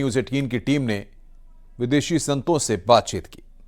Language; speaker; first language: Hindi; native; Hindi